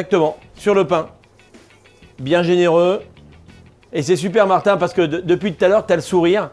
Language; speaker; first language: French; native; French